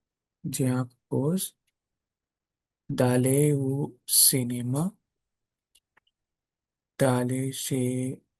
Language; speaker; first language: French; non-native, learner; Punjabi